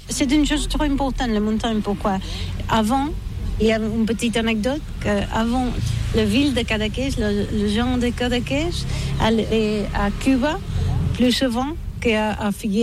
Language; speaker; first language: French; non-native, learner; Catalan